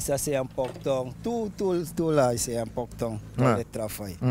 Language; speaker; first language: French; non-native, local second language; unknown